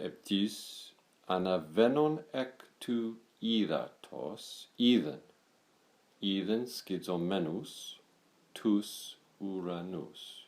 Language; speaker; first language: Greek; non-native, learner; English